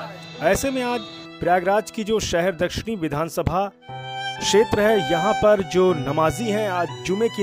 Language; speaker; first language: Hindi; native; Hindi